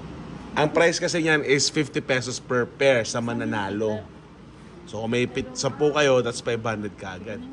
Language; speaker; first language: Filipino; native; Filipino